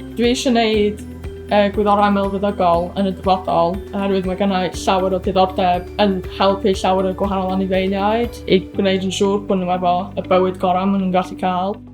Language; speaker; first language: Welsh; non-native, local second language; English